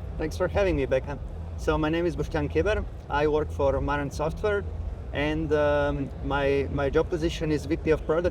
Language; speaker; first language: English; non-native, fluent; Slovenian